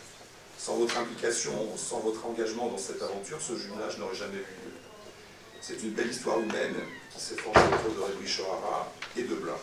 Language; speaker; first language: French; native; French